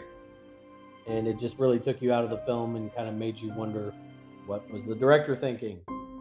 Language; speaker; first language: English; native; English